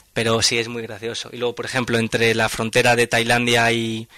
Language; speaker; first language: Spanish; native; Spanish